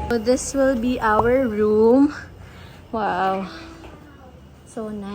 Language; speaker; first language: English; non-native, local second language; Filipino